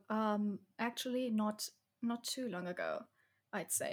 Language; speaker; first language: English; non-native, fluent; German